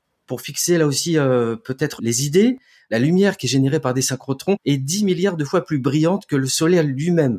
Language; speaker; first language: French; native; French